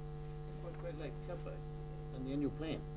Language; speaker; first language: English; native; English